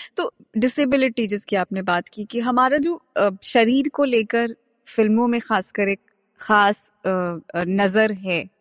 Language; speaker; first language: Hindi; native; Hindi